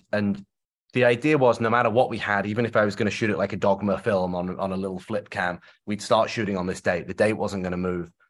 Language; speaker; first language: English; native; English